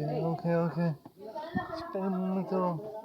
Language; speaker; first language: Spanish; non-native, learner; English